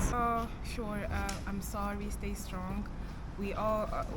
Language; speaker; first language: English; non-native, fluent; Korean